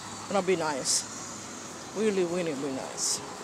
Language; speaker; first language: English; non-native, fluent; Spanish